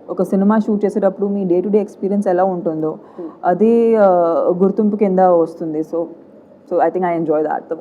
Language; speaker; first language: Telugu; non-native, fluent; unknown